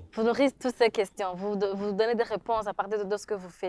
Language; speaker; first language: French; non-native, local second language; Rundi